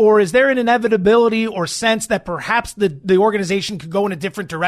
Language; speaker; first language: English; native; English